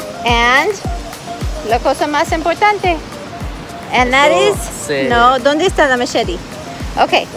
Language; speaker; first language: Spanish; non-native, learner; English